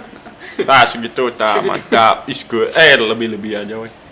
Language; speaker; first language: Indonesian; non-native, local second language; English